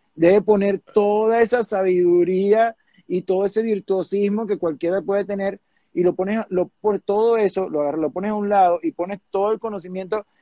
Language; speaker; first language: Spanish; native; Spanish